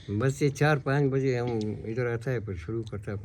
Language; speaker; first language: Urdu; non-native, local second language; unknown